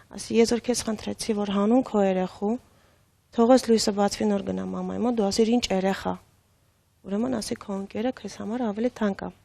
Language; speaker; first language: Armenian; native; Armenian